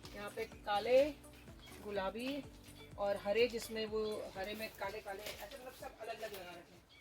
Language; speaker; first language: Hindi; non-native, local second language; Garhwali